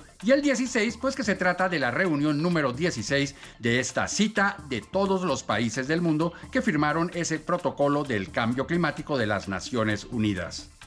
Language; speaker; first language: Spanish; native; Spanish